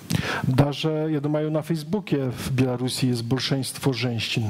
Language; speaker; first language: Russian; non-native, learner; Polish